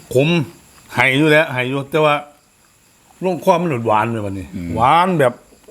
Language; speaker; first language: Thai; native; Thai